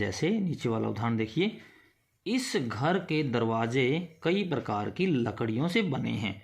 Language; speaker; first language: Hindi; native; Hindi